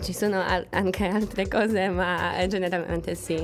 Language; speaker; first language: Italian; non-native, fluent; Polish